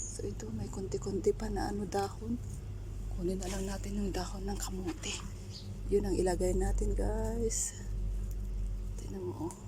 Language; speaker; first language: Filipino; non-native, local second language; Iloko